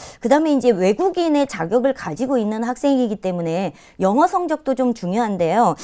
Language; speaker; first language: Korean; native; Korean